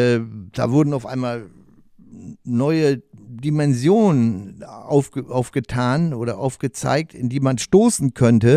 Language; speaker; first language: German; native; German